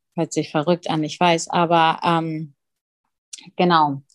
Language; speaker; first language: German; early bilingual, other home language; Russian